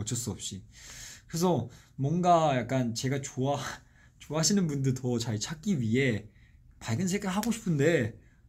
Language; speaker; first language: Korean; non-native, fluent; Chinese